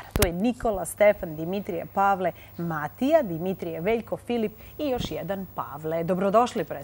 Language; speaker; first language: Serbian; native; Serbian